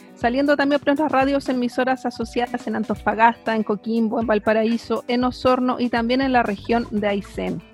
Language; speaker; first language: Spanish; native; Spanish